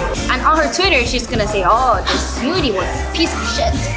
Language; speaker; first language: English; non-native, fluent; Japanese